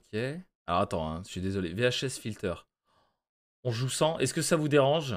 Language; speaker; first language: French; native; French